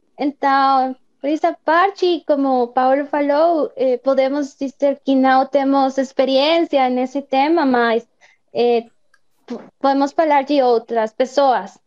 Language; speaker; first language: Portuguese; non-native, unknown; Spanish